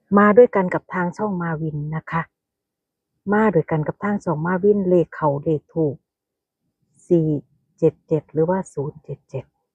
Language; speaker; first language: Thai; native; Thai